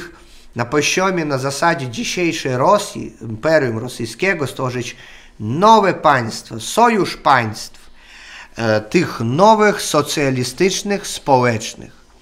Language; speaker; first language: Polish; non-native, learner; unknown